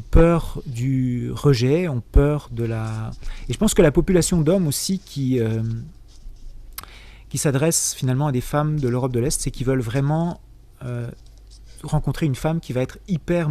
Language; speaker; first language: French; native; French